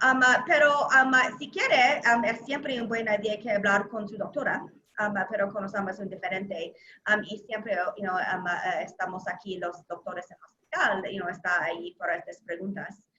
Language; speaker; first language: Spanish; non-native, learner; English